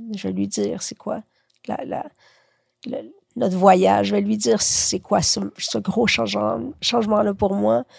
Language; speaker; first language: French; early bilingual, other home language; Spanish